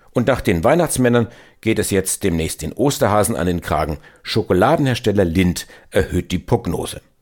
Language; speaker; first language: German; native; German